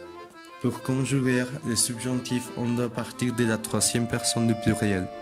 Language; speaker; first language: French; non-native, fluent; Spanish